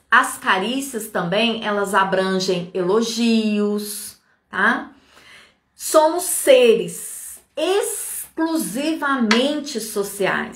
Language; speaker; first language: Portuguese; native; Portuguese